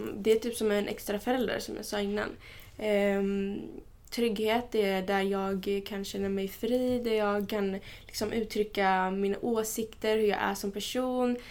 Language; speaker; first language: Swedish; early bilingual, other home language; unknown